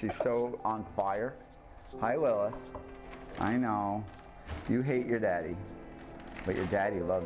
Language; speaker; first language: English; native; English